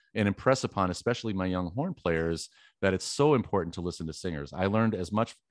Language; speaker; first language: English; native; English